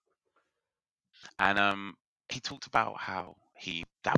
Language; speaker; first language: English; native; English